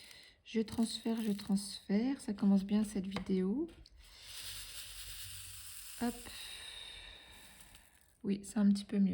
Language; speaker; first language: French; native; French